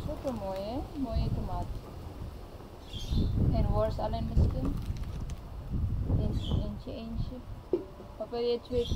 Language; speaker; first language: Dutch; non-native, learner; Filipino